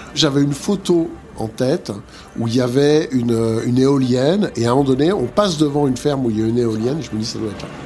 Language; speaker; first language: French; native; French